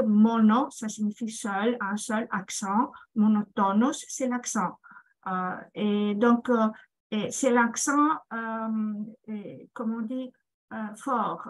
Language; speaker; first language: French; non-native, fluent; Greek